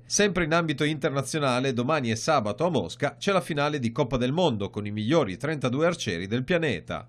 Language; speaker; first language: Italian; native; Italian